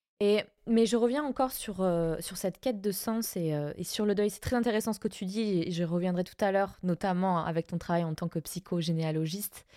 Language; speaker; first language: French; non-native, fluent; Spanish